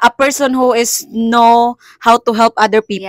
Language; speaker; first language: English; non-native, local second language; Cebuano